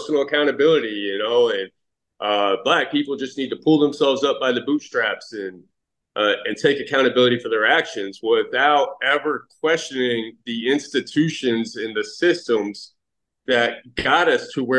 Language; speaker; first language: English; native; English